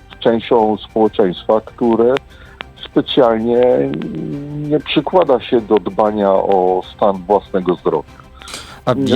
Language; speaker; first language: Polish; native; Polish